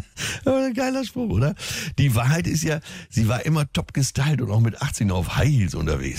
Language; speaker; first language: German; native; German